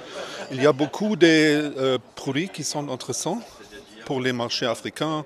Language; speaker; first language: French; non-native, fluent; German